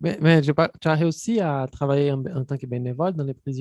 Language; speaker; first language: French; non-native, fluent; Portuguese